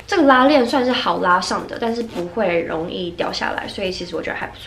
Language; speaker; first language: Chinese; native; Chinese